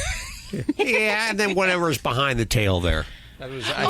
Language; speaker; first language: English; native; English